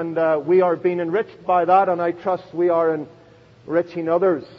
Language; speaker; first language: English; native; English